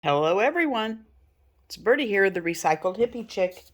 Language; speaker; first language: English; native; English